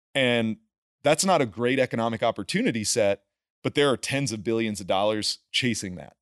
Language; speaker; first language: English; native; English